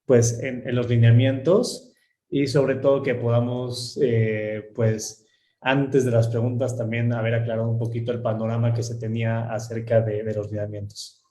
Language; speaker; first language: Spanish; native; Spanish